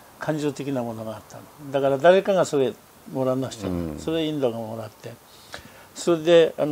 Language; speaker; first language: Japanese; non-native, fluent; Tibetan